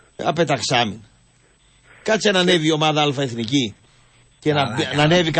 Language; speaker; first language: Greek; native; Greek